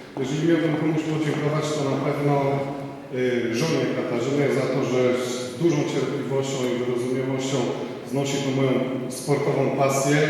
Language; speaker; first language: Polish; native; Polish